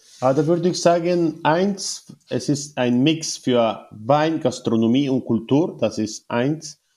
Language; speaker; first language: German; non-native, learner; Spanish